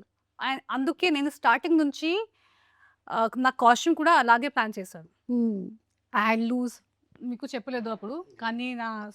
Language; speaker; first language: Telugu; non-native, local second language; Hindi